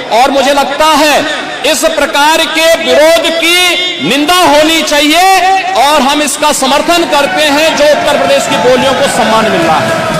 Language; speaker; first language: Hindi; native; Hindi